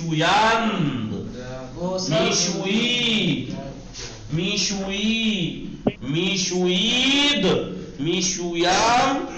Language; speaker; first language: Persian; non-native, fluent; Urdu